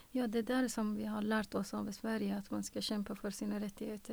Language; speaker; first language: Swedish; non-native, fluent; Persian